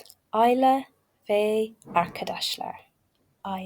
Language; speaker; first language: Turkish; non-native, learner; English